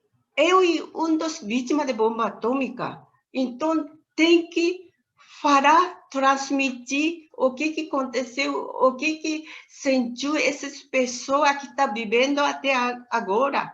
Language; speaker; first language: Portuguese; non-native, learner; Japanese